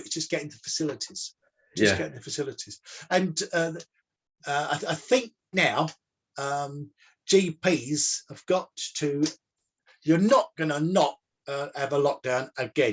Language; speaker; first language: English; native; English